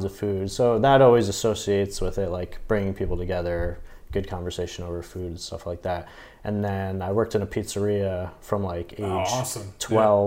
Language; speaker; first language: English; native; English